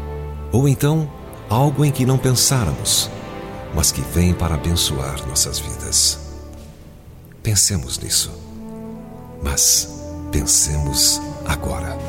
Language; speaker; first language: Portuguese; native; Portuguese